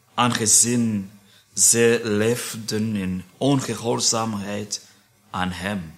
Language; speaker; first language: Dutch; non-native, fluent; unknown